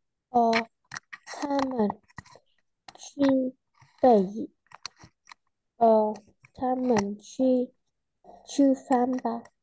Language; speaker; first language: Chinese; non-native, learner; Vietnamese